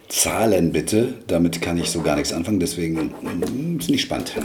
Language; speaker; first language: German; native; German